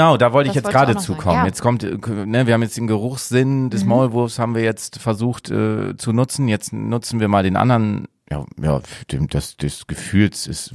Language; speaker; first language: German; native; German